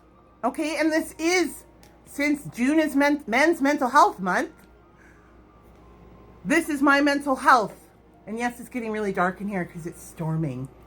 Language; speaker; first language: English; native; English